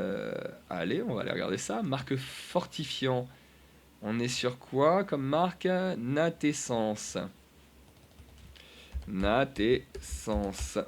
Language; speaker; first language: French; native; French